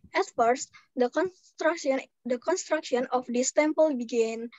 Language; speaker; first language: English; non-native, fluent; Indonesian